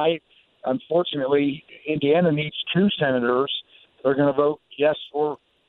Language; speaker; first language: English; native; English